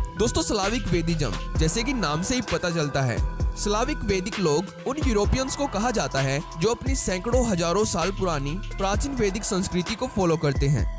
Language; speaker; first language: Hindi; native; Hindi